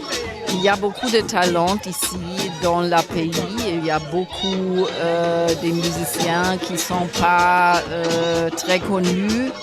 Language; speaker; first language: French; non-native, fluent; German